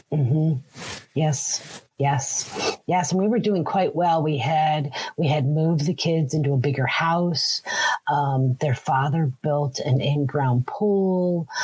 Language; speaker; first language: English; native; English